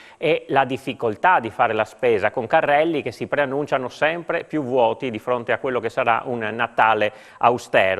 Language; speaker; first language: Italian; native; Italian